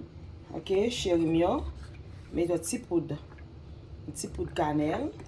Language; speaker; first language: French; non-native, local second language; Haitian Creole